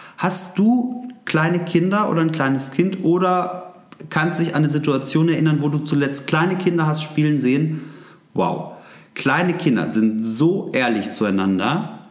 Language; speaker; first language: German; native; German